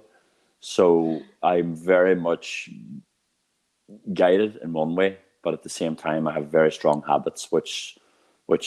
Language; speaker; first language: English; native; English